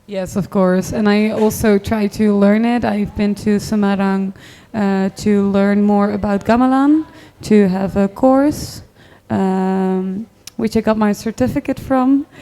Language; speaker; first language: English; non-native, fluent; Dutch